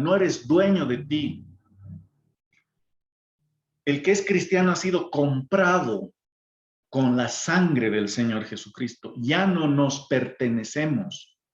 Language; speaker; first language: Spanish; native; Spanish